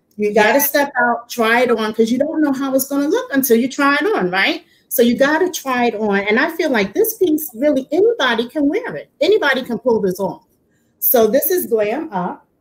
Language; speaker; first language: English; native; English